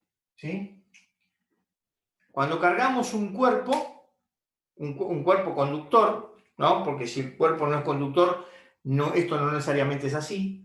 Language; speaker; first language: Spanish; native; Spanish